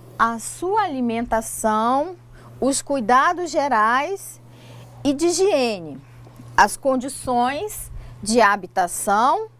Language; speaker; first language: Portuguese; native; Portuguese